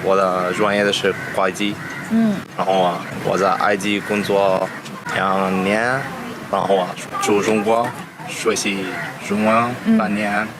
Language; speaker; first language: Chinese; non-native, learner; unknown